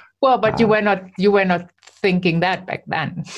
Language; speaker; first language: English; non-native, fluent; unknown